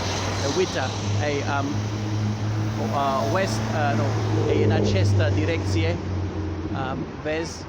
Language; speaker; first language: Romanian; non-native, learner; English